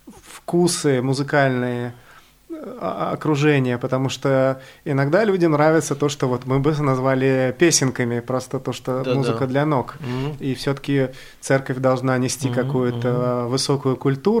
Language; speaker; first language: Russian; native; Russian